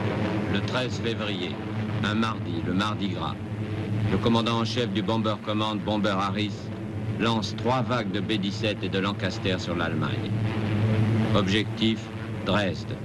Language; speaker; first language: French; native; French